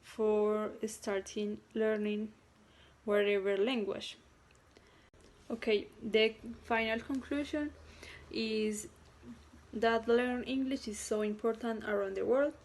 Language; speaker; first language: English; non-native, learner; Spanish